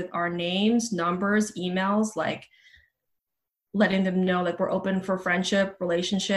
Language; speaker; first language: English; native; English